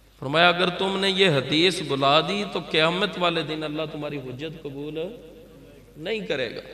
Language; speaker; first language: Urdu; non-native, local second language; Punjabi